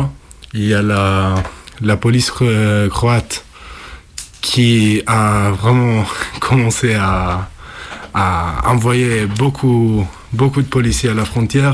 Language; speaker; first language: French; non-native, fluent; Italian